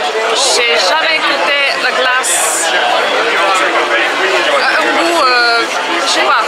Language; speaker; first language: French; non-native, fluent; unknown